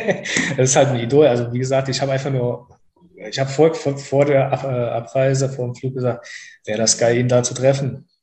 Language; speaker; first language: German; native; German